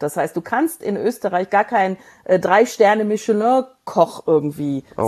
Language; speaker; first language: German; native; German